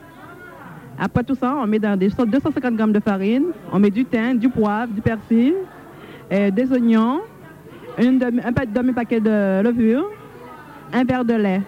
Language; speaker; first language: French; native; French